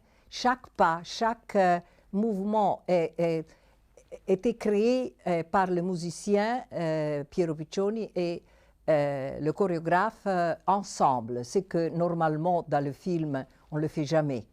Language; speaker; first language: French; non-native, fluent; Italian